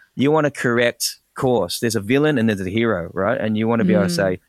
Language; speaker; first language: English; native; English